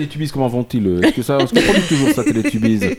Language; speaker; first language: French; native; French